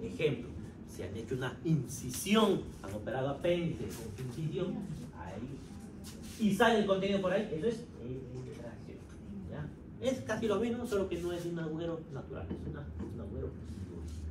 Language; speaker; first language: Spanish; native; Spanish